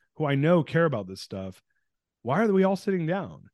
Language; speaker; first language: English; native; English